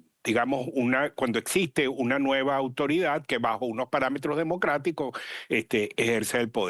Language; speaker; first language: Spanish; native; Spanish